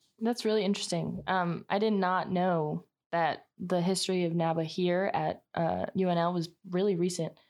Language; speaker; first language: English; native; English